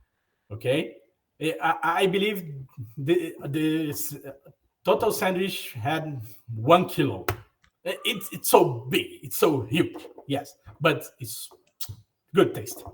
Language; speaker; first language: English; non-native, learner; Portuguese